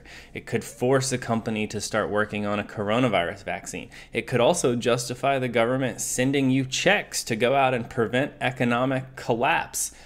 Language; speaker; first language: English; native; English